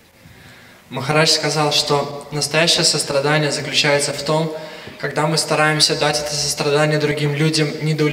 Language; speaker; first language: Russian; native; Russian